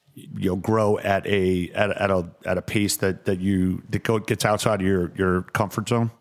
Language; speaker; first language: English; native; English